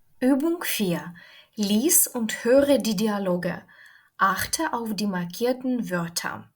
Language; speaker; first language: German; non-native, fluent; Ukrainian